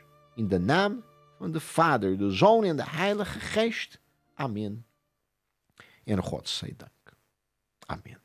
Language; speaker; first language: Dutch; non-native, fluent; Portuguese